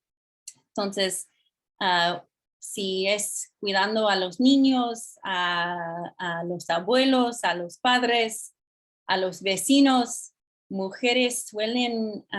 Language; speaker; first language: Spanish; non-native, fluent; English